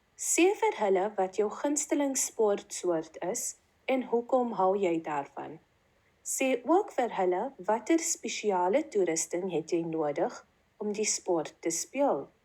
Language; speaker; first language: Afrikaans; non-native, local second language; English